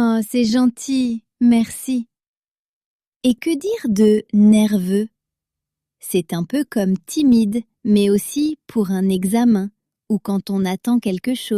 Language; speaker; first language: French; native; French